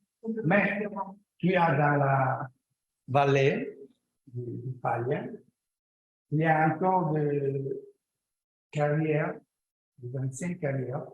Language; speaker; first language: French; non-native, learner; Italian